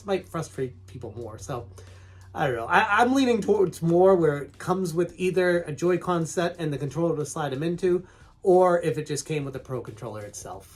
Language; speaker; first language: English; native; English